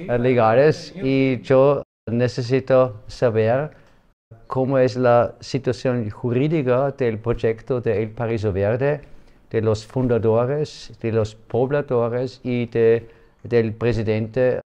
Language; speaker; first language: Spanish; non-native, learner; German